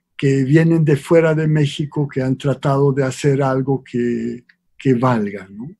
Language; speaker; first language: Spanish; non-native, fluent; Swiss German